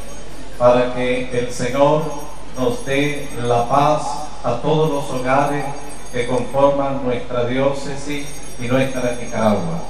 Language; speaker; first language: Spanish; native; Spanish